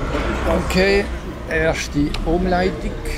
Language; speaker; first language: German; native; German